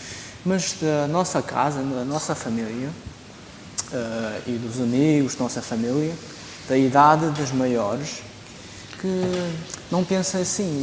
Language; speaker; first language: Portuguese; early bilingual, other home language; Chinese